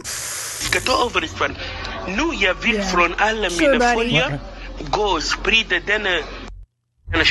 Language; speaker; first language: Swedish; non-native, local second language; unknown